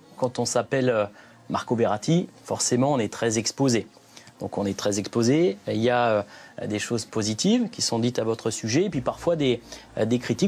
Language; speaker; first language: French; native; French